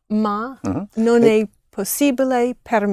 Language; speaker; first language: Italian; non-native, learner; English